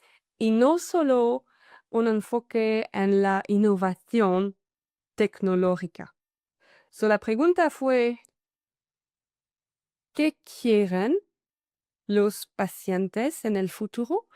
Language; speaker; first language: Spanish; non-native, fluent; French